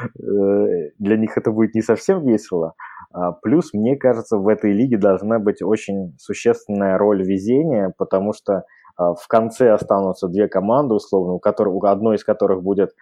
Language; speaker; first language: Russian; native; Russian